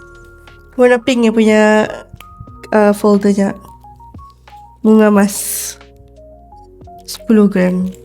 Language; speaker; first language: Malay; native; Malay